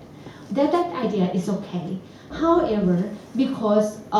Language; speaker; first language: English; non-native, fluent; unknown